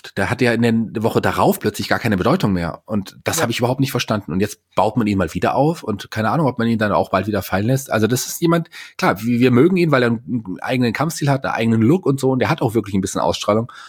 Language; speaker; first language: German; native; German